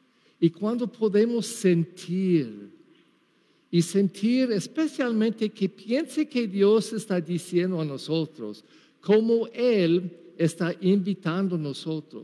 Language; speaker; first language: Spanish; non-native, learner; English